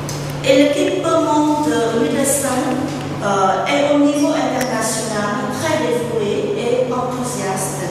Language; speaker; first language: French; non-native, fluent; Vietnamese